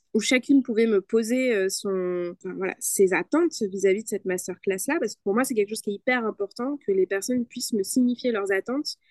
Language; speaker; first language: French; non-native, fluent; Spanish